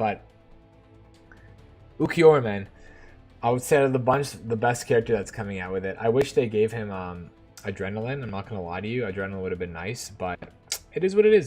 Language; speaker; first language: English; native; English